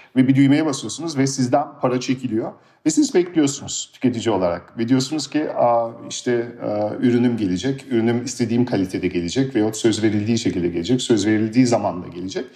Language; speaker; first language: Turkish; early bilingual, heritage; Turkish